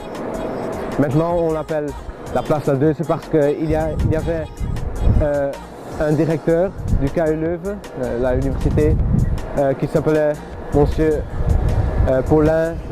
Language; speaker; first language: French; non-native, learner; Dutch